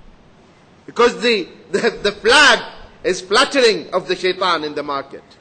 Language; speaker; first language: English; non-native, fluent; Arabic